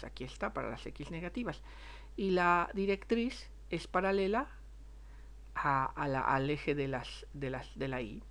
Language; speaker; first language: Spanish; native; Spanish